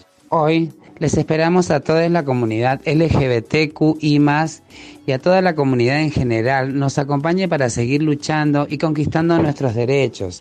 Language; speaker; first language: Spanish; native; Spanish